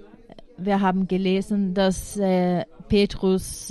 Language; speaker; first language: German; non-native, fluent; Finnish